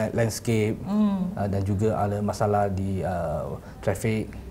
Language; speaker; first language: Malay; native; Malay